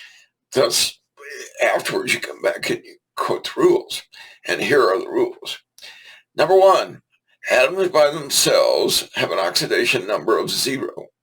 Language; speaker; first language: English; native; English